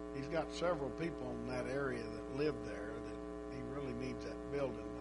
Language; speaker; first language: English; native; English